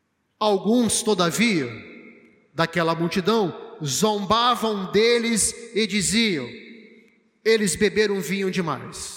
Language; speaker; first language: Portuguese; native; Portuguese